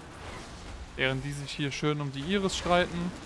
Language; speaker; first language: German; native; German